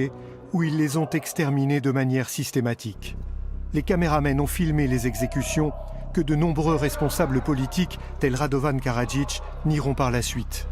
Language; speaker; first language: French; native; French